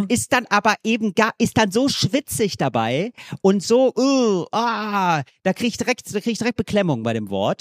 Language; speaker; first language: German; native; German